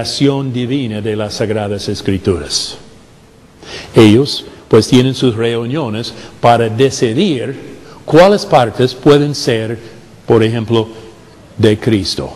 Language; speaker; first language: Spanish; non-native, fluent; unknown